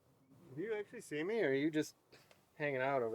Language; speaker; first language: English; native; English